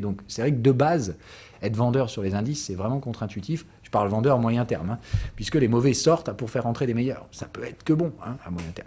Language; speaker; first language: French; native; French